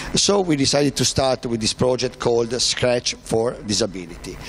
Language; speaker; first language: English; non-native, fluent; Italian